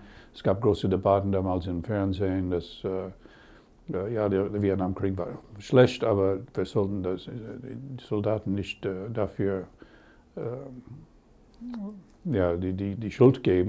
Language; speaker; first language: German; non-native, learner; English